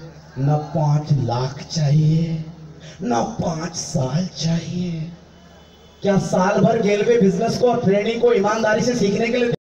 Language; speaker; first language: Hindi; native; Hindi